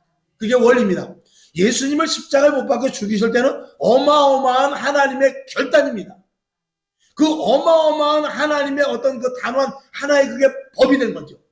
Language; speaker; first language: Korean; native; Korean